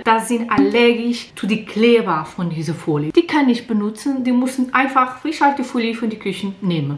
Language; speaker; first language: German; non-native, learner; Portuguese